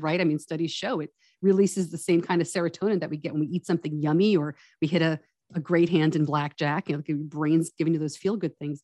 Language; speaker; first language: English; native; English